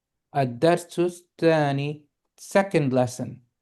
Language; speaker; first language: Arabic; non-native, fluent; English